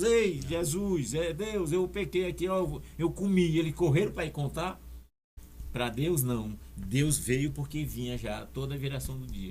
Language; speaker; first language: Portuguese; native; Portuguese